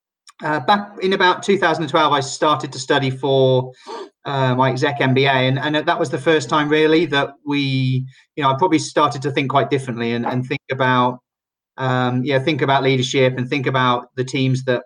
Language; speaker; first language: English; native; English